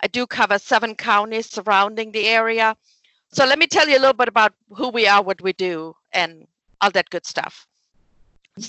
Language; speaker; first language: English; non-native, fluent; German